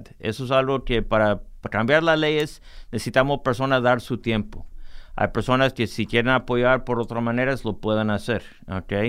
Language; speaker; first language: Spanish; early bilingual, heritage; English